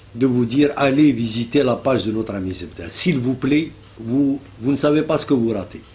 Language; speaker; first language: French; non-native, local second language; Arabic